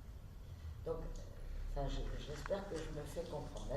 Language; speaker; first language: French; native; French